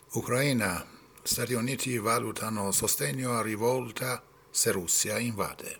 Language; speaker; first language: Italian; non-native, fluent; Persian